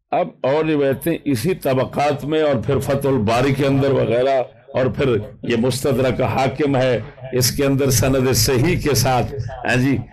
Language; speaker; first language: Urdu; non-native, local second language; Punjabi